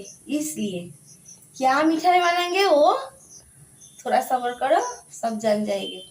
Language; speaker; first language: Hindi; non-native, local second language; Bangla